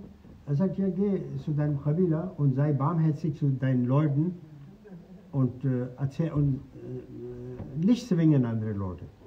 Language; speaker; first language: German; non-native, fluent; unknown